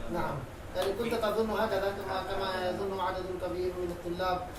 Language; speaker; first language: Arabic; non-native, fluent; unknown